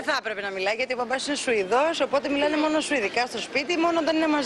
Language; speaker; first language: Greek; native; Greek